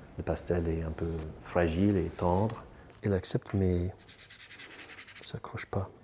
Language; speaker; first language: French; non-native, fluent; English